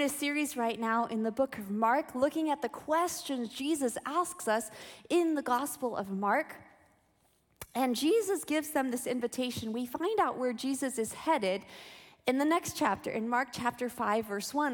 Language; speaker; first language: English; native; English